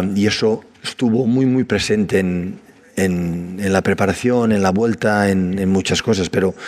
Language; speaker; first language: Spanish; non-native, local second language; Catalan